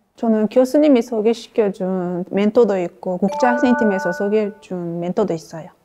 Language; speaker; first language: Korean; non-native, fluent; Uzbek